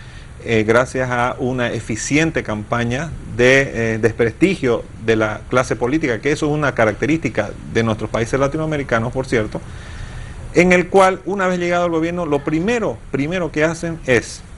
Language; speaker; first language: Spanish; native; Spanish